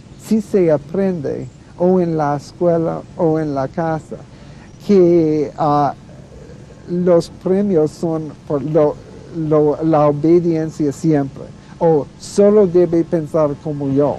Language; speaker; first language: Spanish; non-native, fluent; English